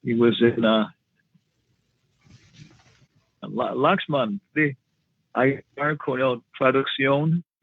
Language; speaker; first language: Spanish; non-native, learner; English